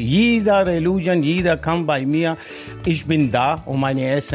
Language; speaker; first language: German; non-native, learner; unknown